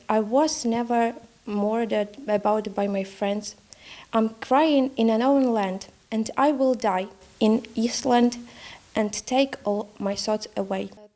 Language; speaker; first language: English; non-native, learner; Ukrainian